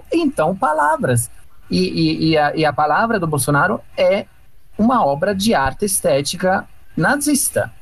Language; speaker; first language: Portuguese; non-native, fluent; Italian